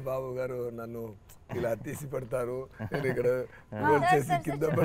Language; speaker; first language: Telugu; non-native, fluent; Tamil